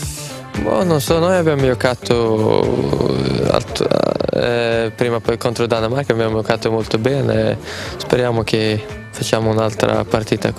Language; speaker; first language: Italian; non-native, fluent; Swedish